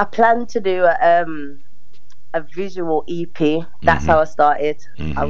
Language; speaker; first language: English; native; English